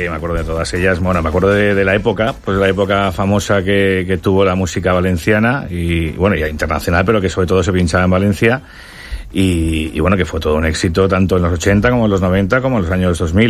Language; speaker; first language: Spanish; native; Spanish